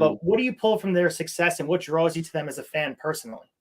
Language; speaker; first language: English; native; English